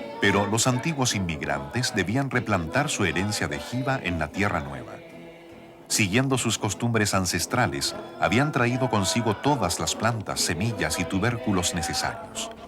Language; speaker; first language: Spanish; native; Spanish